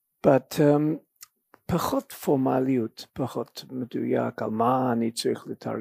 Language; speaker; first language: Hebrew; non-native, fluent; English